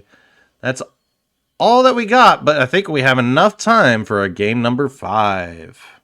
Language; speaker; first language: English; native; English